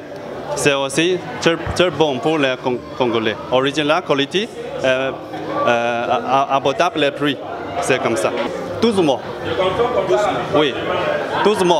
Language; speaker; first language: French; non-native, learner; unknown